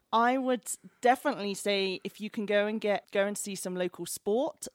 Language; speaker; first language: English; native; English